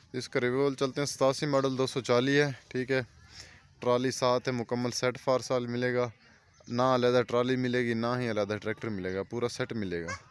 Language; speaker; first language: Urdu; non-native, local second language; Punjabi